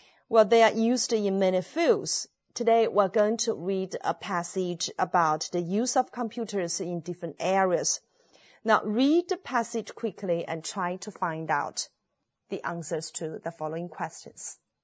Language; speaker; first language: English; non-native, fluent; Chinese